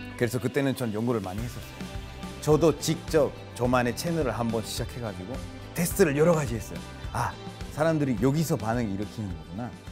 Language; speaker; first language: Korean; non-native, fluent; Spanish